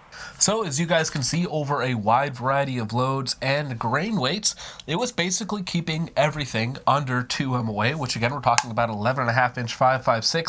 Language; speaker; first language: English; native; English